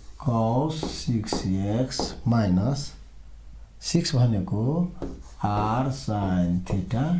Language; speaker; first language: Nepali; non-native, local second language; Maithili